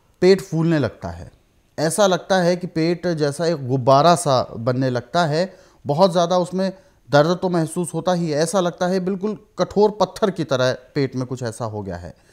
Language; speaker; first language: Hindi; native; Hindi